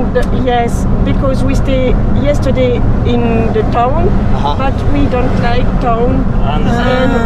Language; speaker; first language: English; non-native, learner; French